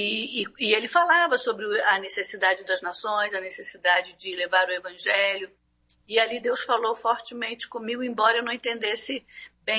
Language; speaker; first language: Portuguese; native; Portuguese